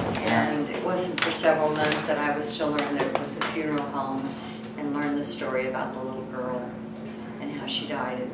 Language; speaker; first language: English; native; English